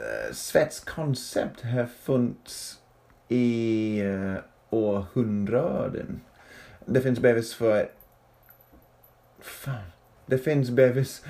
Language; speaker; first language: Swedish; non-native, fluent; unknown